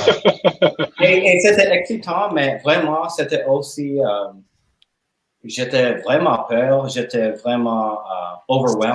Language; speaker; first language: French; non-native, learner; English